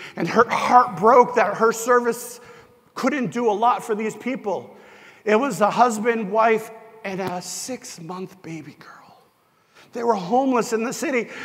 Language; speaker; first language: English; native; English